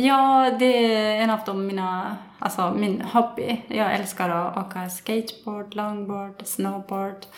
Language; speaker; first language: Swedish; non-native, fluent; Persian